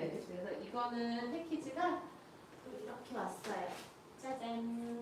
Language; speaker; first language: Korean; native; Korean